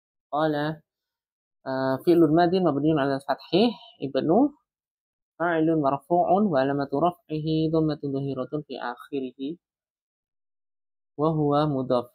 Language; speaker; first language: Arabic; non-native, learner; Indonesian